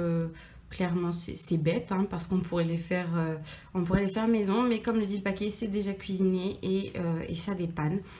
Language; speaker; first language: French; native; French